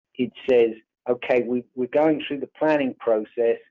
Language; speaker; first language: English; native; English